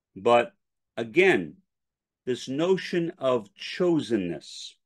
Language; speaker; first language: English; native; English